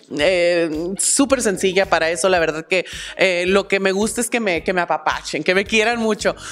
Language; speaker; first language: Spanish; early bilingual, heritage; Spanish